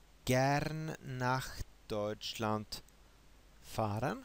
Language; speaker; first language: German; non-native, fluent; Swedish